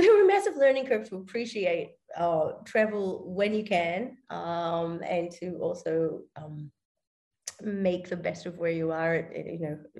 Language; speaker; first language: English; native; English